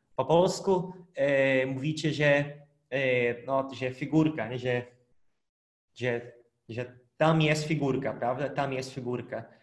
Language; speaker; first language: Polish; non-native, fluent; Portuguese